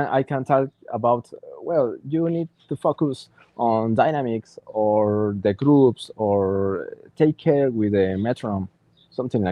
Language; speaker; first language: English; non-native, learner; Spanish